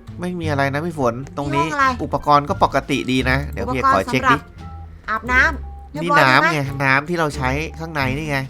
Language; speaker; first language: Thai; native; Thai